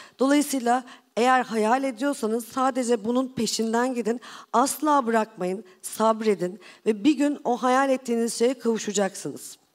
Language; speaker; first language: Turkish; native; Turkish